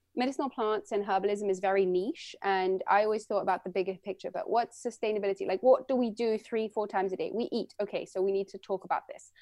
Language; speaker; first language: English; native; English